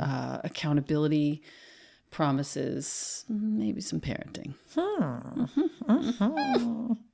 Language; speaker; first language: English; native; English